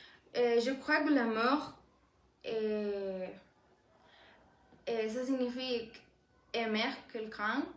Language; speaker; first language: French; non-native, learner; Spanish